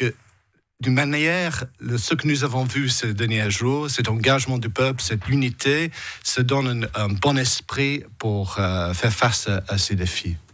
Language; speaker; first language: French; non-native, fluent; English